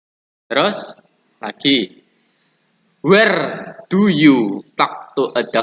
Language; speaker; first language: English; non-native, learner; Indonesian